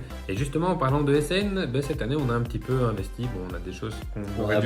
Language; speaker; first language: French; native; French